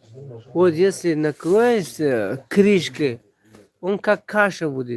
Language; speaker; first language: Russian; non-native, local second language; Tajik